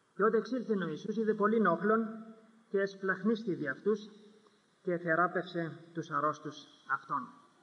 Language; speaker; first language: Greek; native; Greek